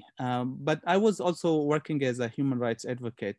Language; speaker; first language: English; non-native, local second language; Hazaragi